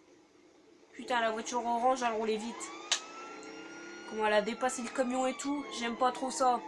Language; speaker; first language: French; native; French